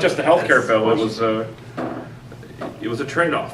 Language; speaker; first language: English; native; English